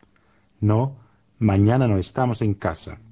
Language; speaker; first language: Spanish; non-native, fluent; Finnish